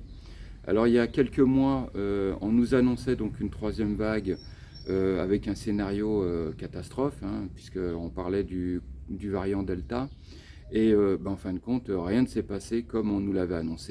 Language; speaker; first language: French; native; French